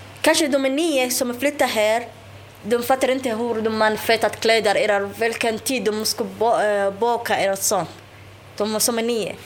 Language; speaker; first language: Swedish; non-native, learner; Somali